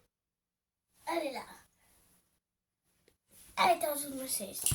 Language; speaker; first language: French; native; French